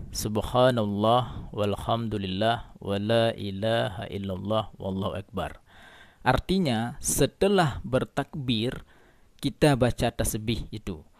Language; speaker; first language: Malay; non-native, local second language; Achinese